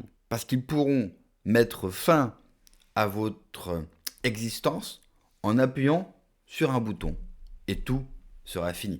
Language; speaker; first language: French; native; French